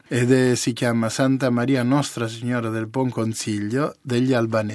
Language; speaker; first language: Italian; native; Italian